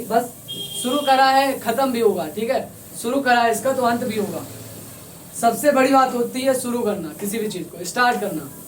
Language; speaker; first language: Hindi; native; Hindi